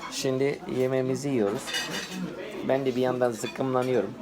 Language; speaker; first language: Turkish; early bilingual, heritage; Turkish